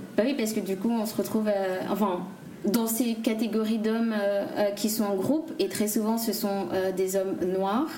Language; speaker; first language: French; native; French